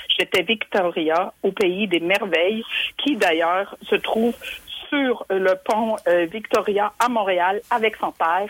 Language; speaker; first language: French; non-native, fluent; German